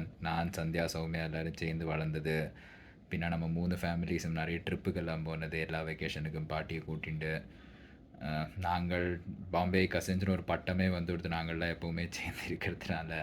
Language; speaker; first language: Tamil; native; Tamil